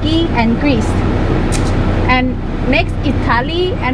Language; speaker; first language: English; non-native, learner; Thai